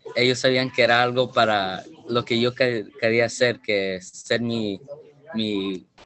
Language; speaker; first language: Spanish; early bilingual, heritage; Spanish